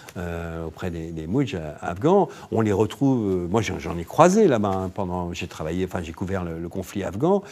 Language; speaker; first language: French; native; French